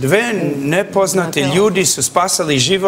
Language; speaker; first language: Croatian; early bilingual, heritage; English